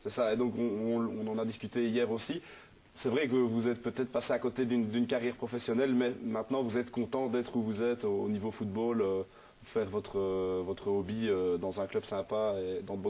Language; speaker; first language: French; native; French